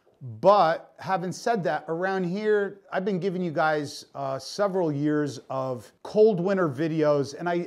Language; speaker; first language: English; native; English